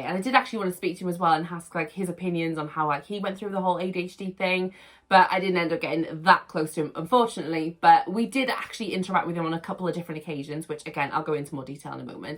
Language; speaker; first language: English; native; English